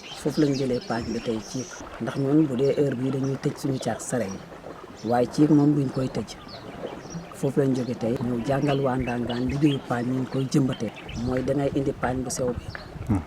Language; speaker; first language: Wolof; non-native, local second language; Serer